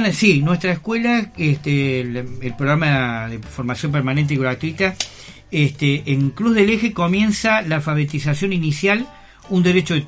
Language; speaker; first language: Spanish; native; Spanish